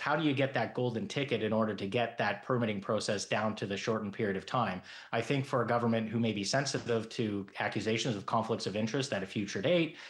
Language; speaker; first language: English; native; English